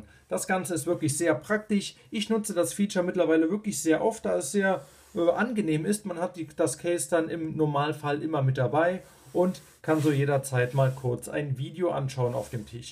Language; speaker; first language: German; native; German